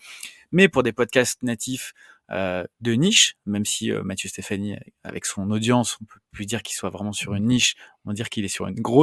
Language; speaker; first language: French; native; French